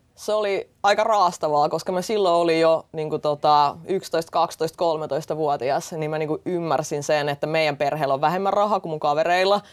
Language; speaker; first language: Finnish; early bilingual, other home language; Russian